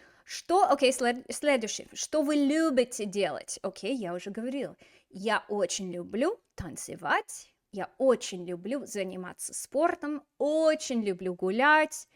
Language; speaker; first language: Russian; non-native, fluent; English